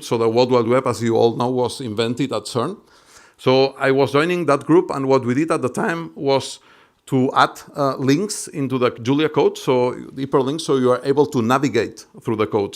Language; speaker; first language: English; non-native, fluent; Catalan